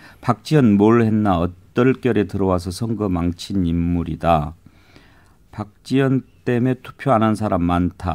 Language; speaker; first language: Korean; native; Korean